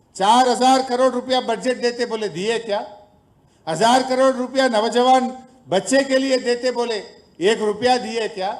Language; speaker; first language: Hindi; non-native, local second language; Telugu